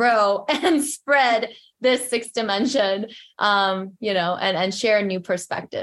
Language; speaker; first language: English; early bilingual, other home language; Korean